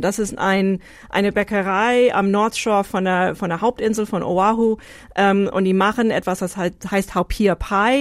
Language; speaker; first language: German; non-native, fluent; English